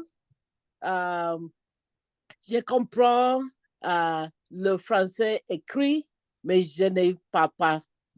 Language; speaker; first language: French; non-native, learner; Akan